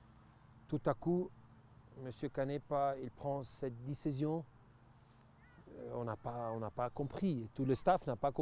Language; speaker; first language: French; non-native, local second language; Italian